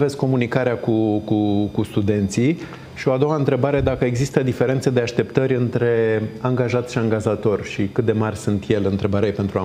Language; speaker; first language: Romanian; native; Romanian